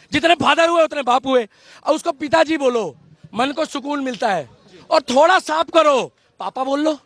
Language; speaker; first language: Hindi; native; Hindi